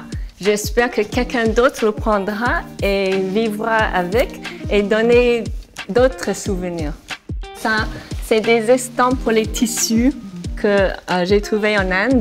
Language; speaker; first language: French; non-native, fluent; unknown